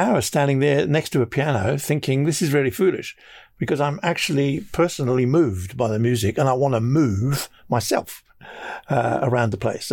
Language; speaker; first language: English; native; English